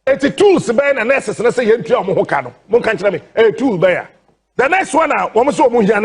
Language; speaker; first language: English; non-native, local second language; Akan